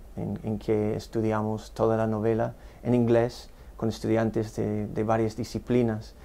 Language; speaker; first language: Spanish; non-native, fluent; English